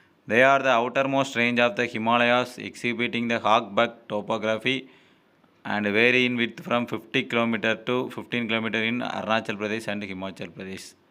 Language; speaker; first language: English; non-native, local second language; Tamil